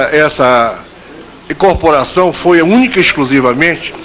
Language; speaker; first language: Portuguese; native; Portuguese